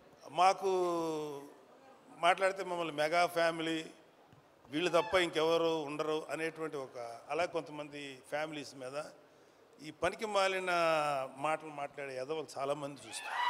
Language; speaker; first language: Telugu; native; Telugu